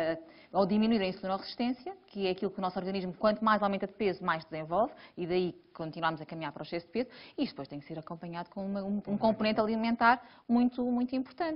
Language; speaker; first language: Portuguese; native; Portuguese